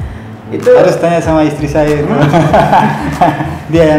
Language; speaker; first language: Indonesian; non-native, fluent; Spanish